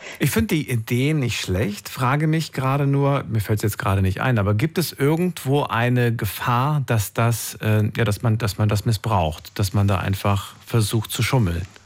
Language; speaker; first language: German; native; German